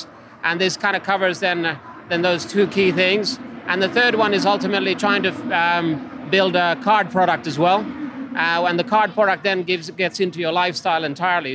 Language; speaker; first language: English; non-native, fluent; Finnish